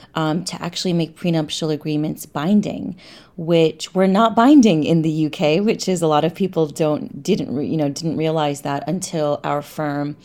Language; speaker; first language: English; native; English